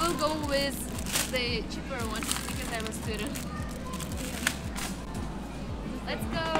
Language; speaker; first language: English; non-native, learner; Uzbek